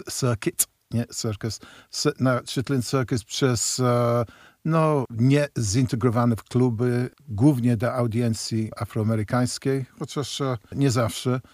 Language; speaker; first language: Polish; early bilingual, heritage; Polish